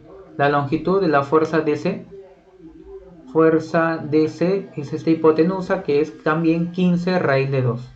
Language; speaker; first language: Spanish; native; Spanish